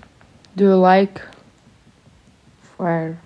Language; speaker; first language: English; non-native, learner; Russian